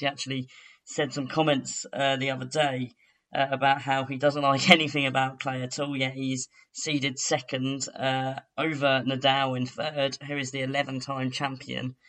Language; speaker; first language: English; native; English